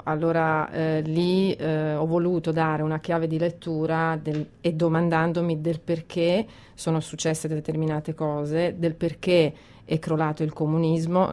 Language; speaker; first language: Italian; non-native, fluent; Croatian